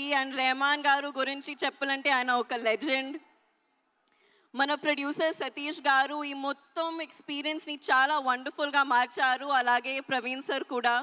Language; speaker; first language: Telugu; non-native, local second language; Hindi